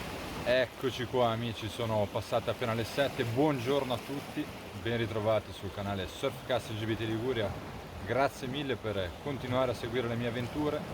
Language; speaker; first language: Italian; native; Italian